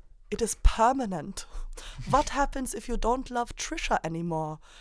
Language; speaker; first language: English; early bilingual, other home language; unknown